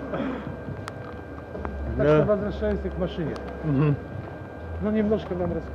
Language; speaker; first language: Russian; non-native, learner; Polish